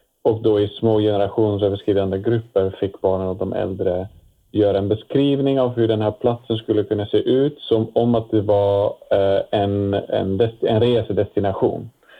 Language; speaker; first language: Swedish; non-native, fluent; Dutch